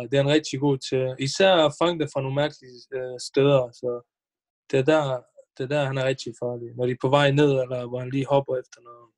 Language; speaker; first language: Danish; early bilingual, other home language; Bosnian